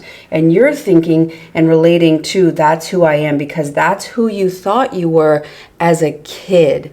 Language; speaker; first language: English; native; English